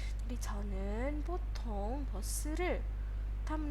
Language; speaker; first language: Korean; non-native, fluent; Indonesian